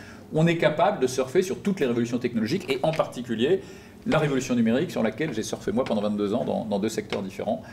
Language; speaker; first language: French; native; French